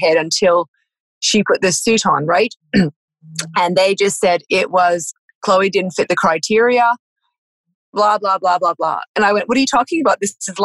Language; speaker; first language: English; native; English